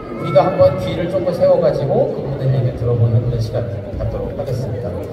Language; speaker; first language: Korean; native; Korean